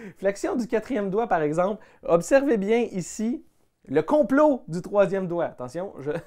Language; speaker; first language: French; native; French